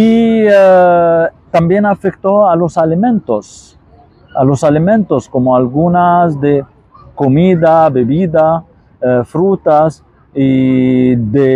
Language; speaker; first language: Spanish; non-native, fluent; Arabic